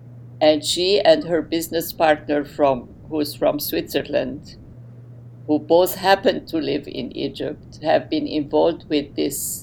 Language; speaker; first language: English; non-native, fluent; Arabic